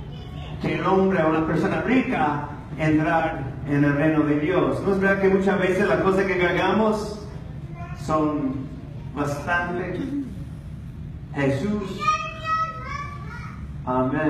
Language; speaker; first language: Spanish; non-native, fluent; English